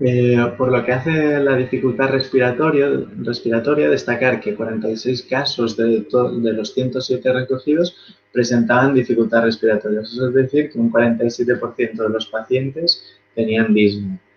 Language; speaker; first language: Spanish; native; Spanish